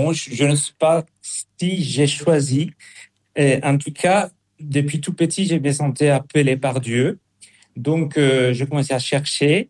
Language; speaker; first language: French; non-native, fluent; Spanish